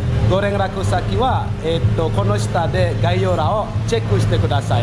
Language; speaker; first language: Japanese; non-native, fluent; Indonesian